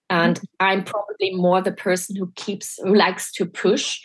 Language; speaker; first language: English; non-native, fluent; German